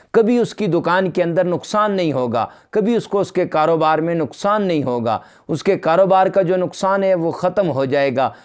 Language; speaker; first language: Urdu; native; Urdu